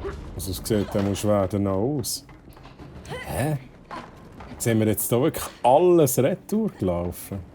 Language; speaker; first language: German; native; German